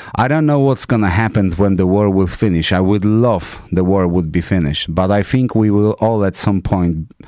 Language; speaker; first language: English; non-native, fluent; Polish